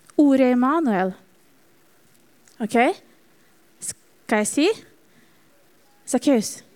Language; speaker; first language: Norwegian; non-native, fluent; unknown